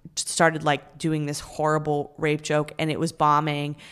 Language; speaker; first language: English; native; English